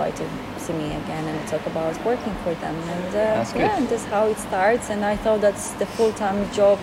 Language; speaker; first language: English; non-native, fluent; Polish